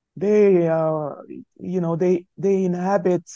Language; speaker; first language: English; non-native, local second language; French